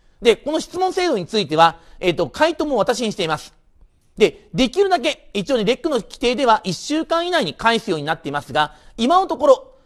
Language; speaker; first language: Japanese; native; Japanese